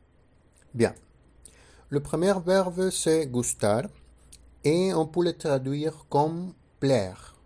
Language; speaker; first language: French; non-native, fluent; Spanish